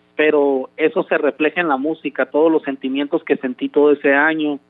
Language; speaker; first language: Spanish; early bilingual, heritage; Spanish